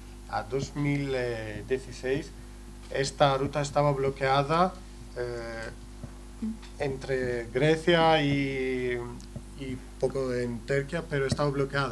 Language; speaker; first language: Spanish; non-native, learner; Greek